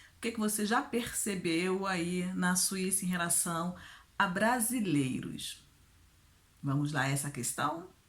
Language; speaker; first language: Portuguese; native; Portuguese